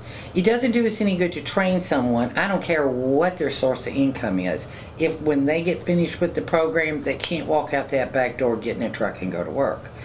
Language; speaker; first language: English; native; English